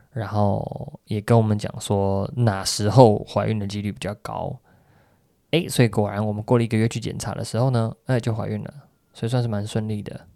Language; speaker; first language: Chinese; native; Chinese